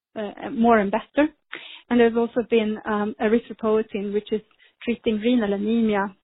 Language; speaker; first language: English; non-native, fluent; Swedish